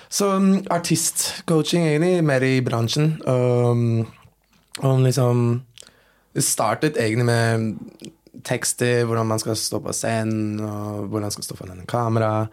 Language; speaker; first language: Norwegian; non-native, fluent; English